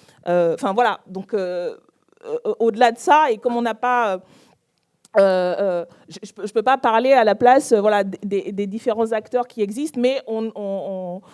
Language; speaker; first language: French; native; French